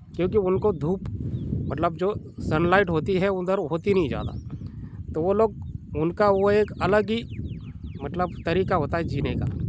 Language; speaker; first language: Hindi; non-native, local second language; Marathi